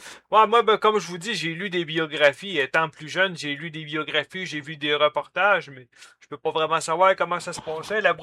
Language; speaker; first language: French; native; French